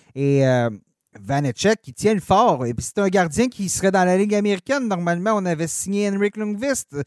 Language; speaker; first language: French; native; French